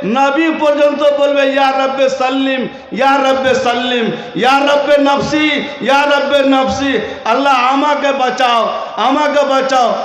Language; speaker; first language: Bangla; non-native, local second language; Urdu